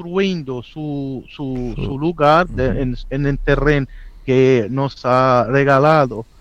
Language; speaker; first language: Spanish; non-native, fluent; Italian